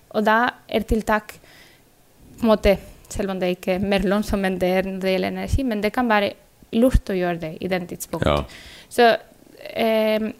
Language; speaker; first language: Norwegian; non-native, fluent; Spanish